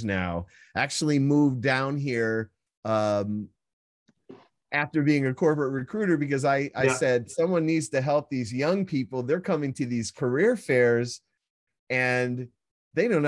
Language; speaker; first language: English; native; English